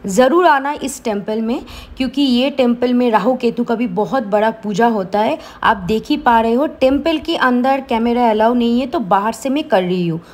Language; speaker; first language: Hindi; non-native, local second language; Bangla